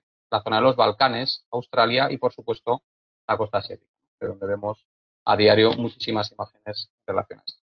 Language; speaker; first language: Spanish; native; Spanish